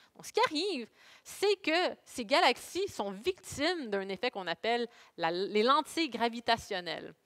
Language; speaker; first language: French; native; French